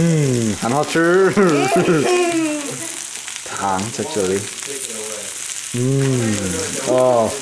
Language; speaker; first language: Chinese; non-native, learner; English